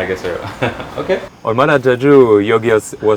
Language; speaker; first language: Korean; non-native, learner; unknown